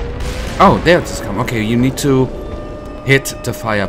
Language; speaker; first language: English; non-native, fluent; German